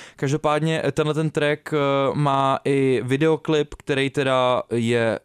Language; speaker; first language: Czech; native; Czech